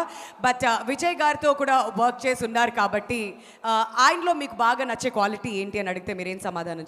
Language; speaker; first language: Telugu; native; Telugu